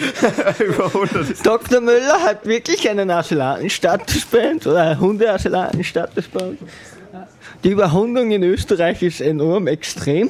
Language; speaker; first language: German; native; German